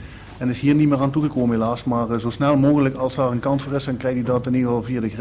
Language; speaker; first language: Dutch; native; Dutch